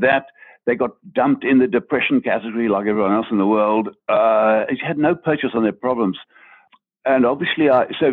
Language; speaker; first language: English; native; English